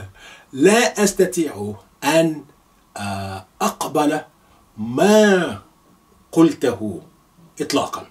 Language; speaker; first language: Arabic; non-native, fluent; Yoruba